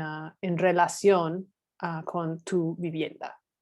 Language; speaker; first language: Spanish; non-native, fluent; English